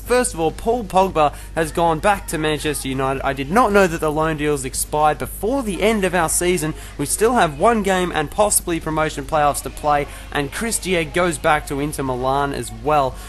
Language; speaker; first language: English; native; English